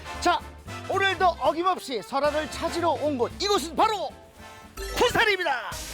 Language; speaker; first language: Korean; native; Korean